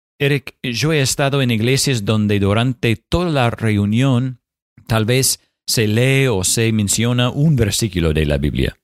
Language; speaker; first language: Spanish; non-native, fluent; English